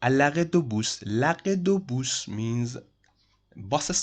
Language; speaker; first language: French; non-native, fluent; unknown